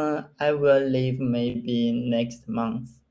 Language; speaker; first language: English; non-native, learner; Chinese